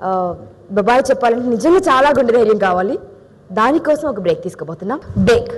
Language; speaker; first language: Telugu; native; Telugu